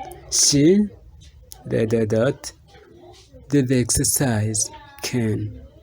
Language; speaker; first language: English; non-native, fluent; Rundi